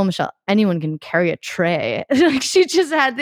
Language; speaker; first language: English; native; English